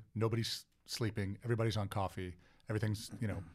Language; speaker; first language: English; native; English